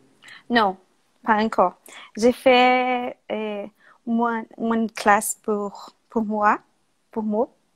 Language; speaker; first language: French; non-native, learner; Portuguese